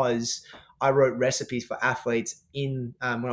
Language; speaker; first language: English; native; English